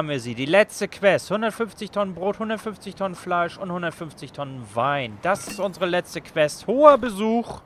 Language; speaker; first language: German; native; German